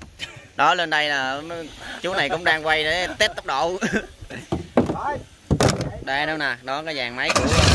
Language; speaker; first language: Vietnamese; native; Vietnamese